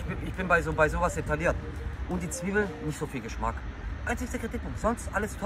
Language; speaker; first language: German; native; German